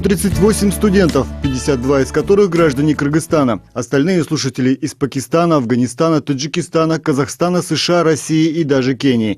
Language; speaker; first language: Russian; native; Russian